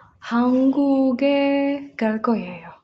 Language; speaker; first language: Korean; non-native, learner; Indonesian